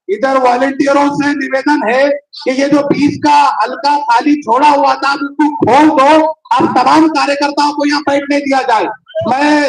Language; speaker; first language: Hindi; non-native, local second language; Marathi